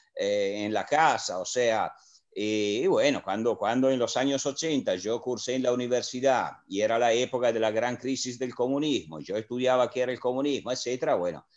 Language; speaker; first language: Spanish; non-native, fluent; Italian